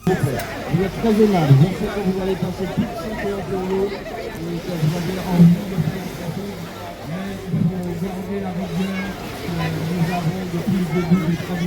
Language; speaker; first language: French; native; French